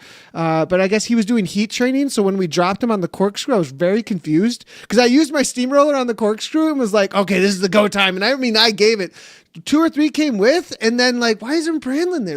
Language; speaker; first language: English; native; English